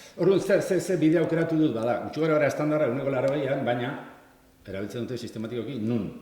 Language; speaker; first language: Basque; native; Basque